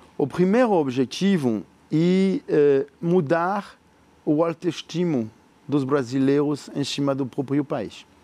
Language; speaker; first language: Portuguese; non-native, fluent; French